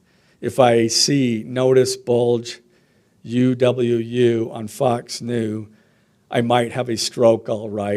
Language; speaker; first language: English; native; English